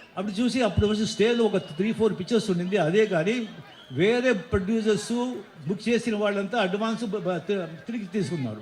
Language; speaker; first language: Telugu; non-native, fluent; Marathi